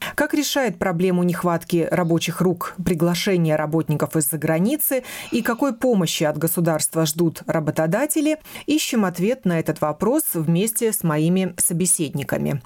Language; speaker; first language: Russian; native; Russian